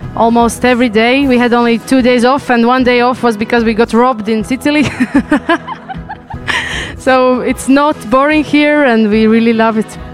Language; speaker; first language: English; non-native, fluent; Latvian